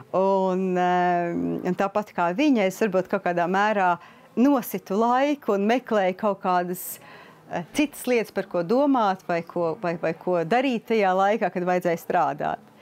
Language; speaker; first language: Latvian; native; Latvian